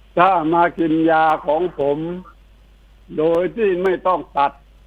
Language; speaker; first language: Thai; native; Thai